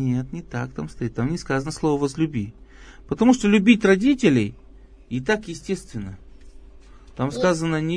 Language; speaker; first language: Russian; native; Russian